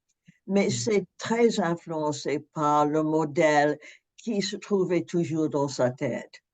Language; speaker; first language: French; non-native, fluent; English